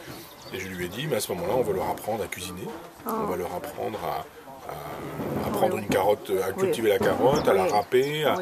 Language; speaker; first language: French; native; French